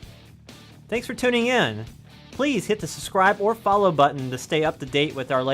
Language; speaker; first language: English; native; English